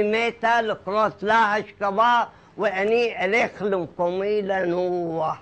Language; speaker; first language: Hebrew; non-native, learner; Arabic